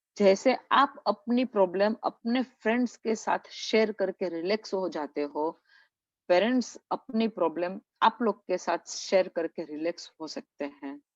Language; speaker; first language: Hindi; non-native, local second language; Gujarati